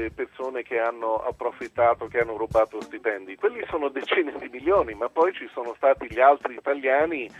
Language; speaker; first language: Italian; early bilingual, other home language; English